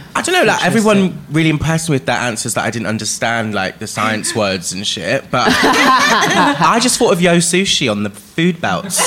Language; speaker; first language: English; early bilingual, other home language; Filipino